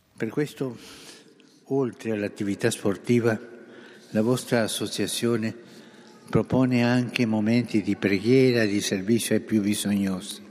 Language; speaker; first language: Italian; non-native, fluent; Spanish